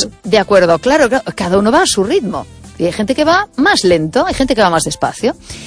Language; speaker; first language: Spanish; native; Spanish